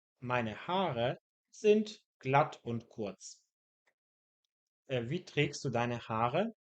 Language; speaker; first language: German; non-native, fluent; Polish